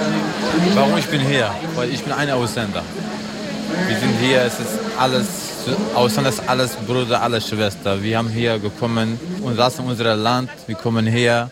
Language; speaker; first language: German; non-native, learner; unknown